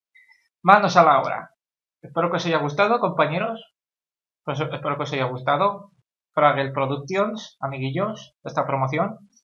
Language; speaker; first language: Spanish; native; Spanish